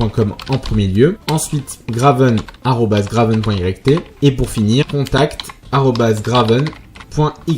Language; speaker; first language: French; native; French